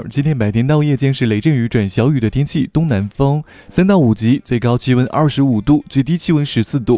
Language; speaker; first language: Chinese; native; Chinese